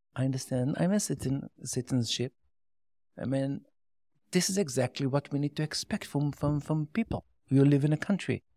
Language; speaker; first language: English; non-native, learner; Yiddish